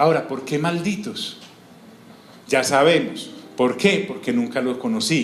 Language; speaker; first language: Spanish; native; Spanish